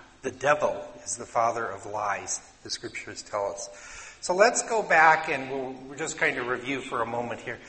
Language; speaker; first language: English; native; English